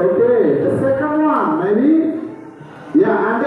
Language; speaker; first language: English; non-native, local second language; Indonesian